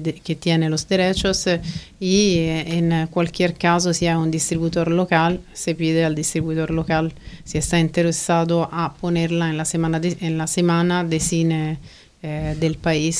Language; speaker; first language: Spanish; non-native, fluent; Italian